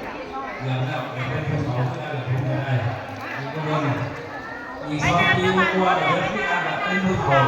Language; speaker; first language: Thai; non-native, local second language; Northeastern Thai